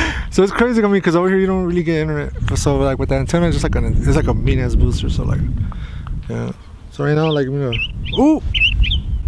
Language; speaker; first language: English; early bilingual, other home language; Spanish